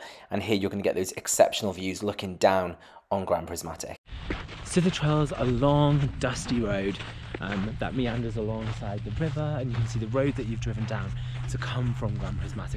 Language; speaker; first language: English; native; English